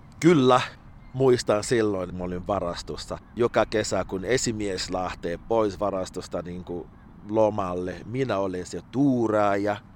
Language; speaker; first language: Finnish; non-native, fluent; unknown